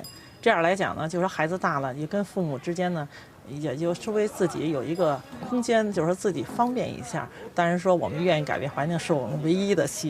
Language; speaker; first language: Chinese; native; Chinese